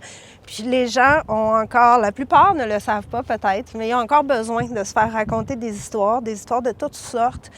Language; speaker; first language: French; native; French